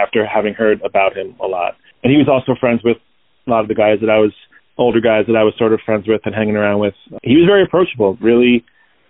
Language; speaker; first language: English; native; English